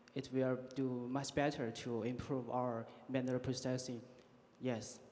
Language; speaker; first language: English; non-native, learner; Chinese